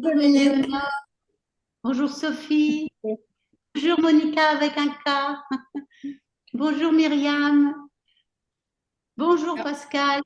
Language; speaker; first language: French; native; French